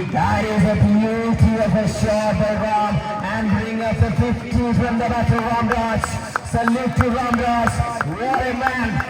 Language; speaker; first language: English; non-native, local second language; Malayalam